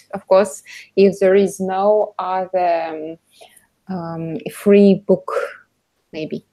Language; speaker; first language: English; non-native, learner; Russian